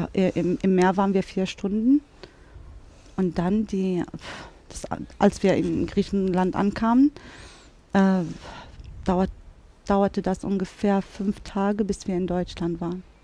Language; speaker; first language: German; early bilingual, other home language; Arabic